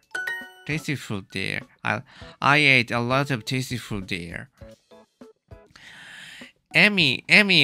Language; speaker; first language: English; non-native, learner; Japanese